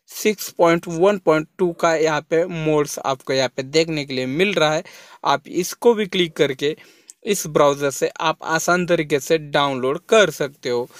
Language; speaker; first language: Hindi; non-native, local second language; Marathi